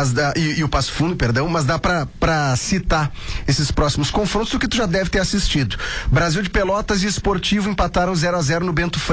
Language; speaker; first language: Portuguese; native; Portuguese